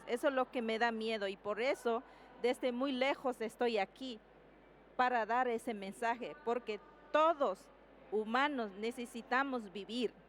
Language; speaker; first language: Spanish; non-native, local second language; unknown